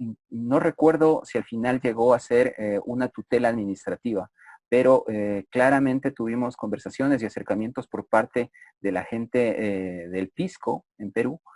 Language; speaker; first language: Spanish; native; Spanish